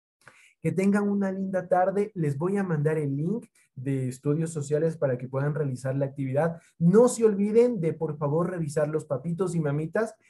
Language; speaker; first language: Spanish; native; Spanish